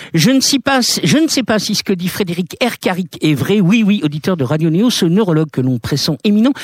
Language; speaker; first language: French; native; French